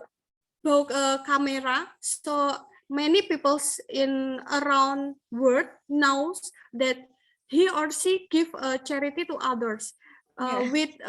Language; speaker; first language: English; non-native, learner; Indonesian